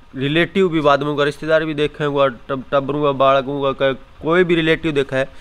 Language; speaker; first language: Hindi; native; Hindi